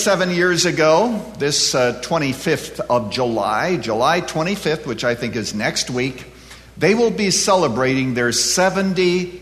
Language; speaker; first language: English; native; English